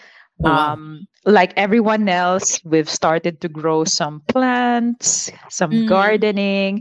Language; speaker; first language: English; non-native, local second language; Filipino